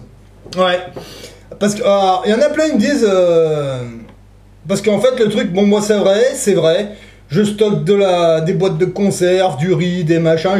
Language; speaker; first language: French; native; French